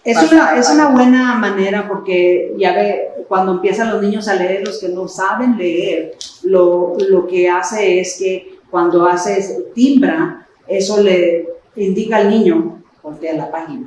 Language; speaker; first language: Spanish; early bilingual, other home language; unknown